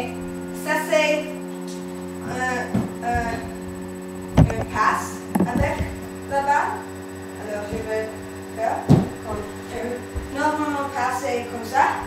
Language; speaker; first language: French; non-native, learner; English